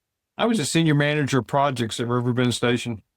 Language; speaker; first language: English; native; English